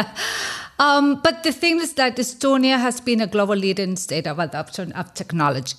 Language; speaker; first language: English; non-native, fluent; Spanish